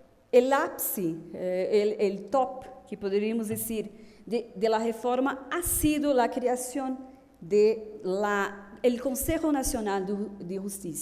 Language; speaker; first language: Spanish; non-native, fluent; Portuguese